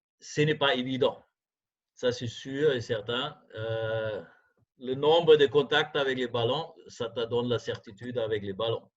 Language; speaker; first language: French; non-native, fluent; German